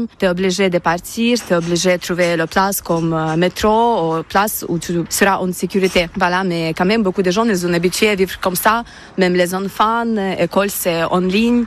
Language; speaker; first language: French; non-native, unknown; Ukrainian